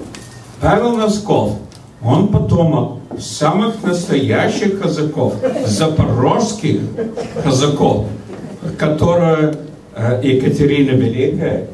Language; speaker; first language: Russian; early bilingual, heritage; Russian